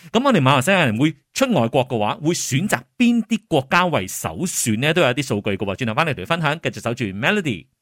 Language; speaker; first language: Cantonese; native; Cantonese